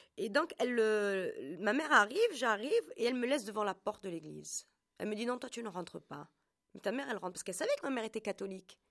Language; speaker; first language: French; native; French